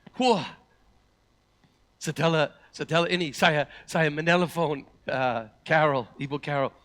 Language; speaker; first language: Indonesian; non-native, learner; English